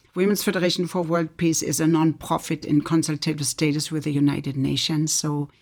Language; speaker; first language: English; non-native, fluent; German